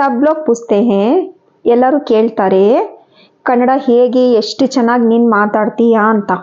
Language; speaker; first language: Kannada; non-native, local second language; Hindi